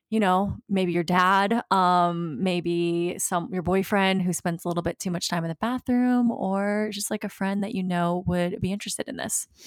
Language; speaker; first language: English; native; English